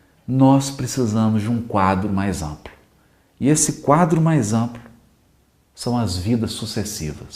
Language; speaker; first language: Portuguese; native; Portuguese